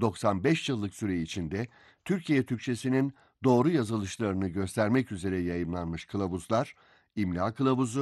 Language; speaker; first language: Turkish; native; Turkish